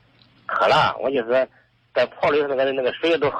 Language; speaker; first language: Chinese; native; Chinese